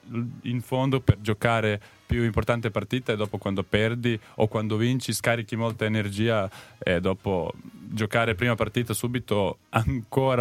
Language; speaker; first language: Italian; non-native, learner; Serbian